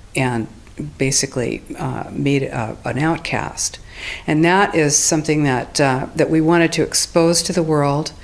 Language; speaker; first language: English; native; English